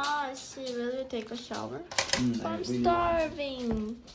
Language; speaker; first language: English; non-native, learner; Korean